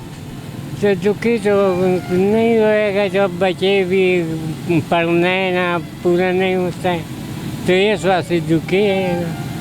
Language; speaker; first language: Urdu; non-native, local second language; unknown